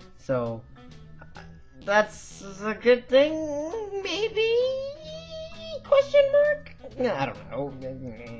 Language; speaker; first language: English; native; English